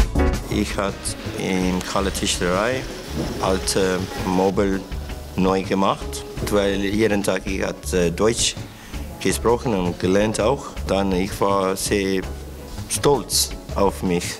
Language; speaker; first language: German; non-native, learner; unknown